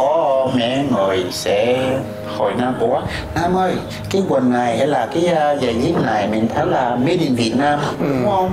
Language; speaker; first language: Vietnamese; non-native, learner; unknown